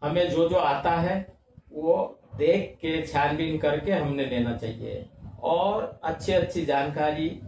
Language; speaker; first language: Hindi; non-native, local second language; Marathi